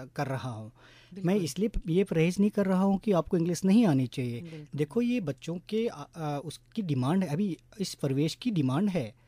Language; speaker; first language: Hindi; non-native, local second language; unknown